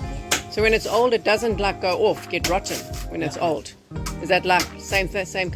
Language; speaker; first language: English; native; English